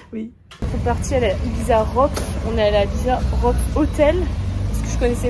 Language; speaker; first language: French; native; French